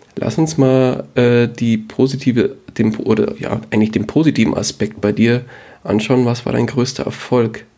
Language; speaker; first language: German; native; German